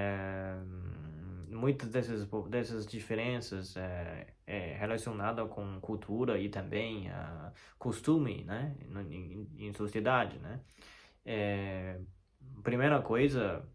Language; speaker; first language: Portuguese; non-native, learner; Chinese